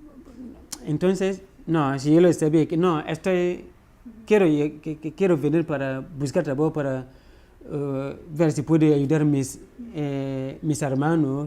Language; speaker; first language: Spanish; non-native, learner; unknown